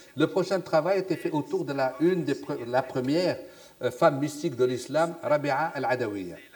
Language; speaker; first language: French; non-native, local second language; Arabic